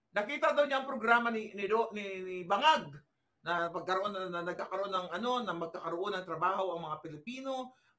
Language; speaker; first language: Filipino; non-native, local second language; Cebuano